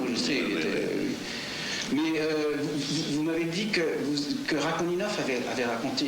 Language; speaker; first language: French; native; French